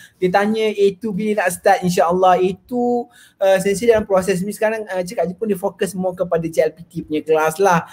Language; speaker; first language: Malay; native; Malay